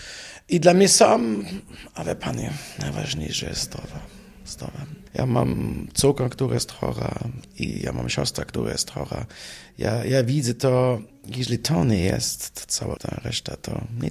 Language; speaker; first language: Polish; non-native, fluent; German